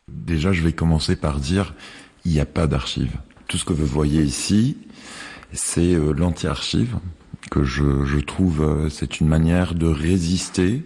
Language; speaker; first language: French; non-native, fluent; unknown